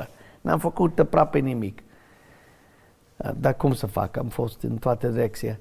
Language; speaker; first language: Romanian; non-native, fluent; English